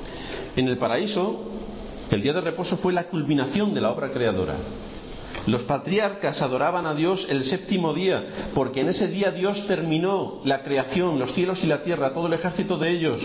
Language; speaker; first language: Spanish; native; Spanish